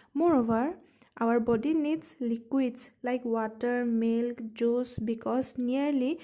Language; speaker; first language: English; non-native, local second language; Assamese